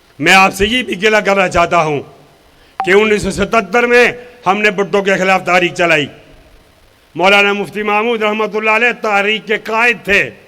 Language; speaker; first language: Urdu; non-native, local second language; Pashto